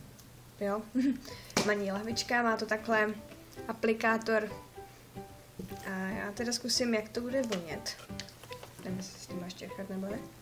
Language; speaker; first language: Czech; native; Czech